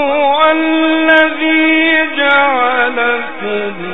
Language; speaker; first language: Arabic; native; Arabic